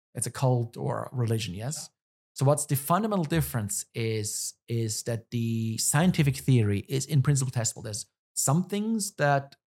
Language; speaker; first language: English; non-native, fluent; German